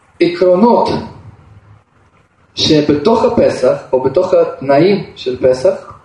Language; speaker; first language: Hebrew; non-native, fluent; Russian